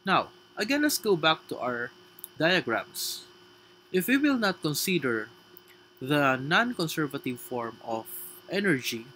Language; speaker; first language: English; non-native, local second language; Filipino